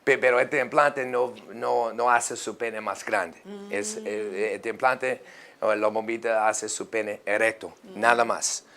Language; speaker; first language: Spanish; non-native, learner; English